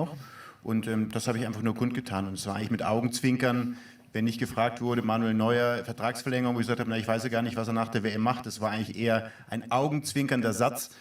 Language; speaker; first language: German; native; German